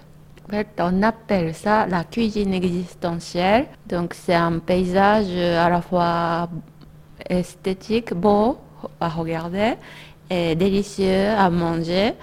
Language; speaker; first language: French; non-native, fluent; Japanese